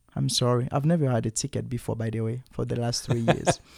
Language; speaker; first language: English; non-native, fluent; Haitian Creole